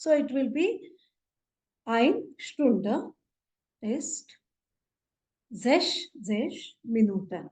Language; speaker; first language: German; non-native, fluent; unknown